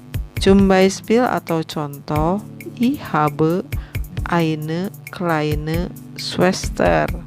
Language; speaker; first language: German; non-native, fluent; Indonesian